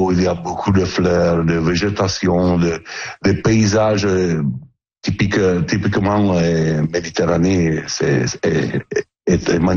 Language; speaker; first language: French; non-native, learner; Italian